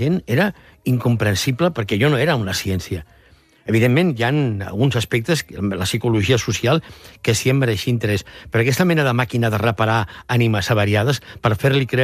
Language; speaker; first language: Catalan; native; Catalan